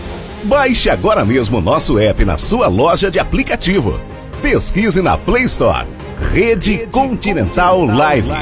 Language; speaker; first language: Portuguese; native; Portuguese